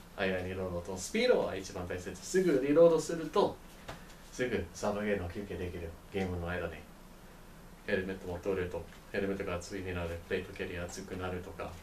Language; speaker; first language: Japanese; non-native, learner; English